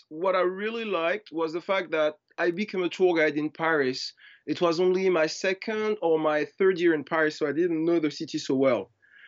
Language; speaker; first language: English; non-native, fluent; French